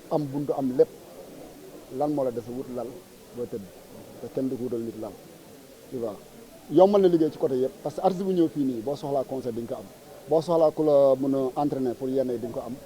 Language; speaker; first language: Wolof; non-native, local second language; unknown